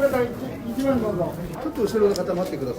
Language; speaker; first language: Japanese; native; Japanese